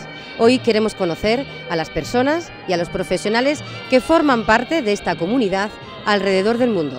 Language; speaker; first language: Spanish; native; Spanish